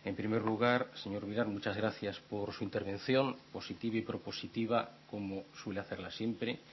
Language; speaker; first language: Spanish; non-native, local second language; Galician